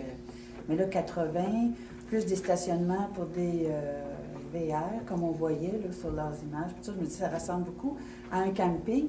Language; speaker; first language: French; native; French